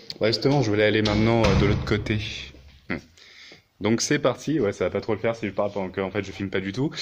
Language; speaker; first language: French; native; French